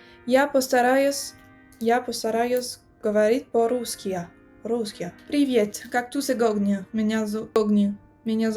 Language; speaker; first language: Russian; non-native, learner; French